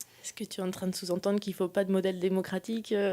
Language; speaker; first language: French; native; French